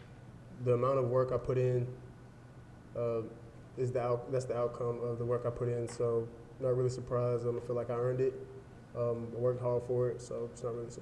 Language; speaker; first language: English; native; English